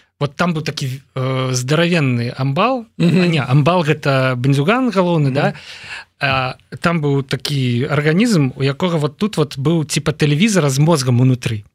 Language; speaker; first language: Belarusian; non-native, local second language; Russian